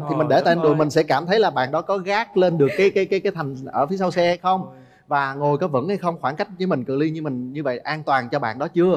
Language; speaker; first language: Vietnamese; native; Vietnamese